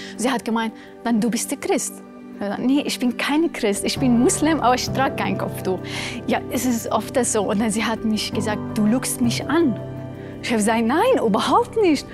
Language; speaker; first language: German; non-native, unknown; Arabic